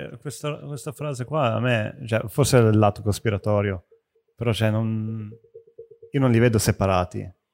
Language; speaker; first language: Italian; early bilingual, heritage; Italian